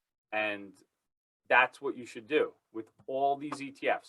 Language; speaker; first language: English; native; English